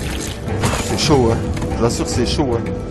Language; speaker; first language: French; native; French